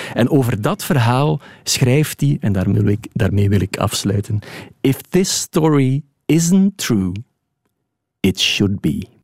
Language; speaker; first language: Dutch; native; Dutch